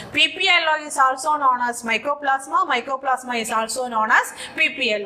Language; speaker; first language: English; non-native, local second language; Malayalam